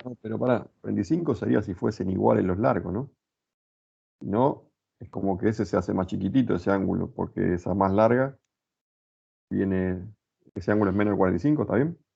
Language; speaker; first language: Spanish; native; Spanish